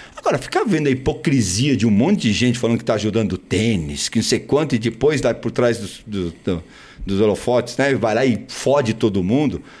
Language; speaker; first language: Portuguese; early bilingual, other home language; Spanish